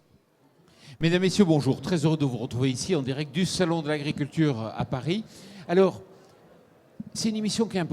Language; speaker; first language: French; native; French